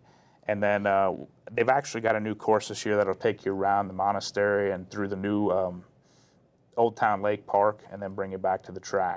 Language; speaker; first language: English; native; English